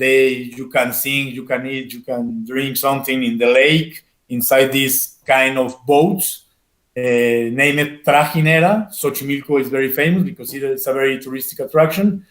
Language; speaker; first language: English; non-native, fluent; Spanish